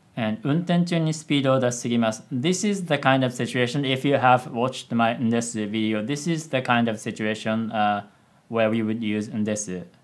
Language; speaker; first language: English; non-native, fluent; Japanese